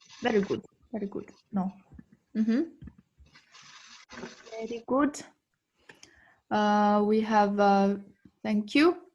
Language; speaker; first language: English; non-native, fluent; Tibetan